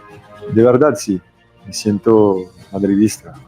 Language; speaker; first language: Spanish; non-native, fluent; French